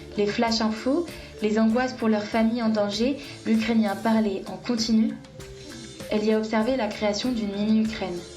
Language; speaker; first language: French; native; French